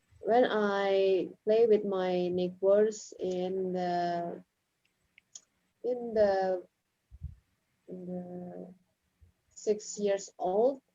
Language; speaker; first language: English; non-native, learner; Indonesian